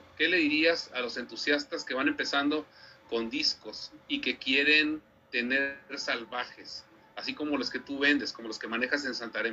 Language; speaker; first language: Spanish; native; Spanish